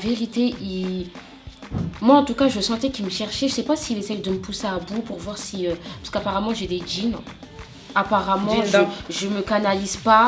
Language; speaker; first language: French; native; French